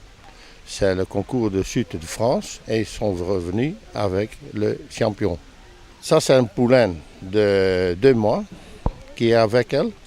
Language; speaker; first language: French; non-native, fluent; Dutch